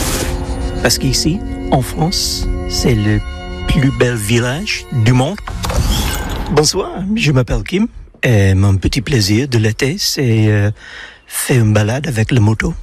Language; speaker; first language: French; non-native, learner; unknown